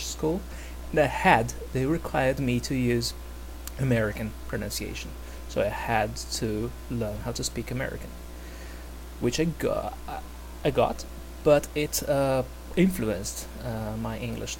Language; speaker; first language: English; non-native, fluent; Portuguese